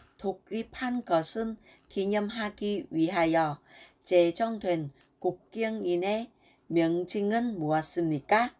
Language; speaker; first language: Korean; non-native, learner; Vietnamese